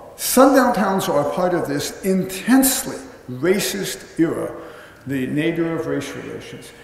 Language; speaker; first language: English; native; English